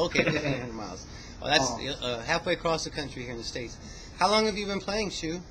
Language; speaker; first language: English; native; English